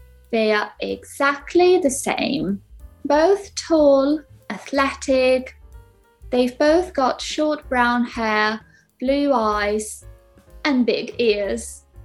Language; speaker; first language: English; non-native, fluent; Ukrainian